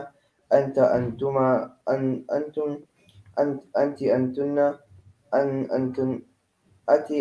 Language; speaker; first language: Arabic; non-native, learner; Filipino